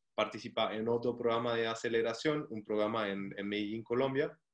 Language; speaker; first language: Spanish; non-native, fluent; German